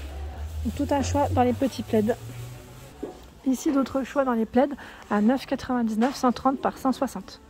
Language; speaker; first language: French; native; French